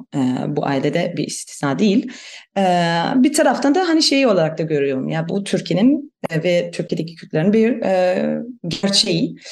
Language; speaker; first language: Turkish; non-native, fluent; German